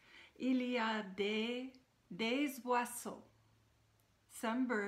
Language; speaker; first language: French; non-native, fluent; English